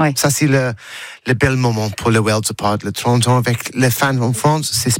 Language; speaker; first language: French; non-native, learner; English